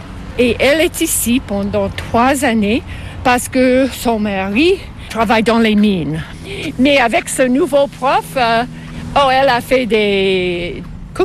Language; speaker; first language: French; non-native, local second language; English